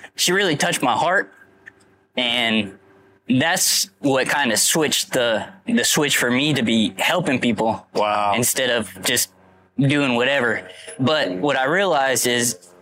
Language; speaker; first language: English; native; English